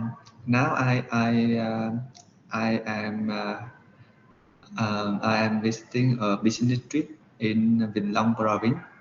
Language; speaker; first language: English; non-native, learner; Vietnamese